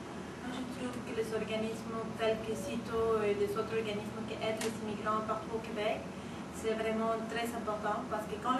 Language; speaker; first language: French; non-native, fluent; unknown